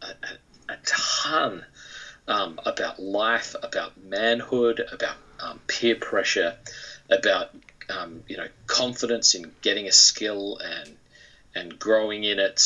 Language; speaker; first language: English; native; English